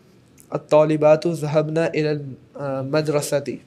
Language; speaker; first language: Arabic; non-native, learner; Urdu